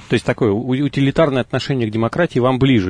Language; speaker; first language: Russian; native; Russian